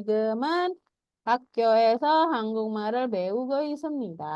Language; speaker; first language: Korean; non-native, fluent; Indonesian